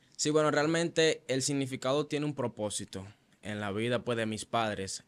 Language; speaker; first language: Spanish; native; Spanish